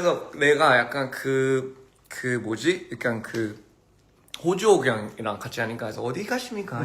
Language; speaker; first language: Korean; early bilingual, heritage; English